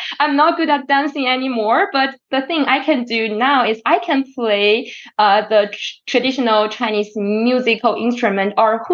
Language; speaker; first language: English; non-native, fluent; Chinese